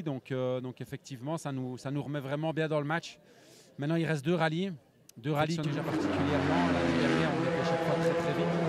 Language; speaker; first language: French; native; French